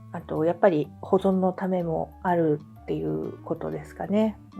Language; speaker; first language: Japanese; native; Japanese